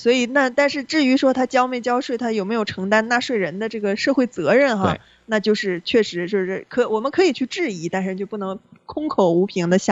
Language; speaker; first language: Chinese; native; Chinese